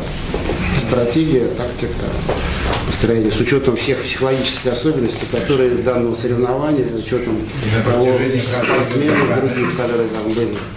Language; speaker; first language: Russian; native; Russian